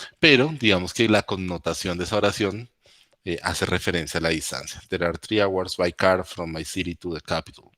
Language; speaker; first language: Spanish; native; Spanish